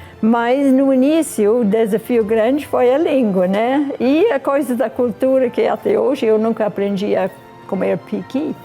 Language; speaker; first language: Portuguese; non-native, fluent; English